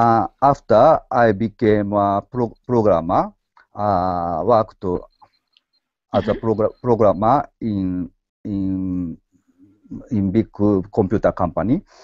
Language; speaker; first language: English; non-native, learner; Japanese